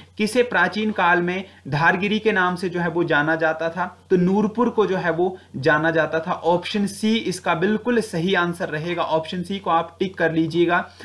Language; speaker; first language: Hindi; native; Hindi